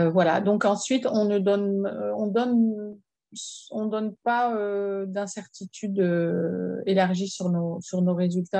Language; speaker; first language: French; native; French